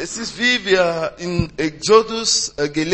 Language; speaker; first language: German; non-native, learner; French